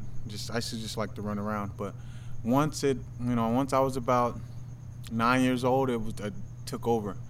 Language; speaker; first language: English; native; English